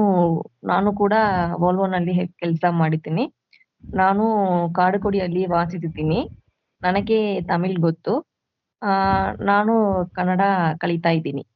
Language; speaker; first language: Kannada; non-native, learner; Tamil